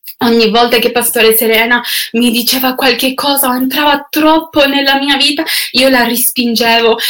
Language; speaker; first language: Italian; non-native, fluent; English